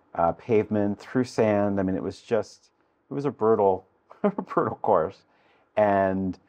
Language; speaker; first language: English; native; English